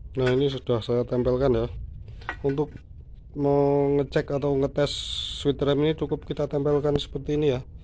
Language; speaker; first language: Indonesian; native; Indonesian